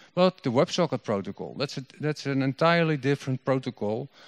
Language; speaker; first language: English; non-native, fluent; Dutch